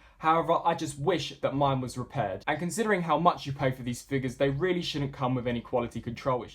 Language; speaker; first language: English; native; English